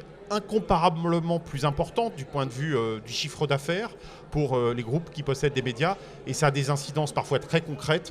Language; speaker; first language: French; native; French